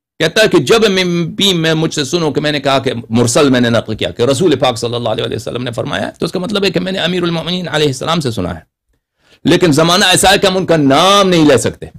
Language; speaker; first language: Urdu; non-native, local second language; Persian